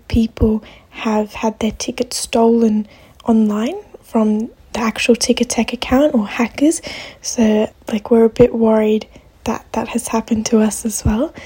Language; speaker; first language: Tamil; early bilingual, heritage; Tamil